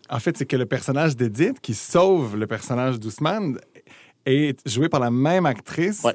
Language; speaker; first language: French; native; French